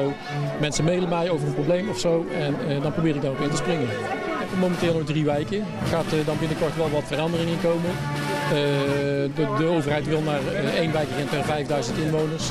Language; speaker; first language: Dutch; native; Dutch